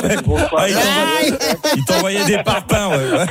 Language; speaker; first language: French; native; French